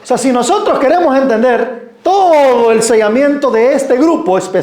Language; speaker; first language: Spanish; native; Spanish